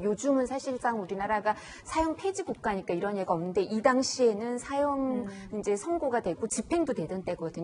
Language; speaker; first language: Korean; native; Korean